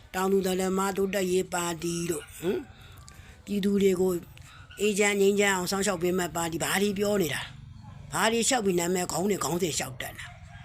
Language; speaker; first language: Burmese; native; Burmese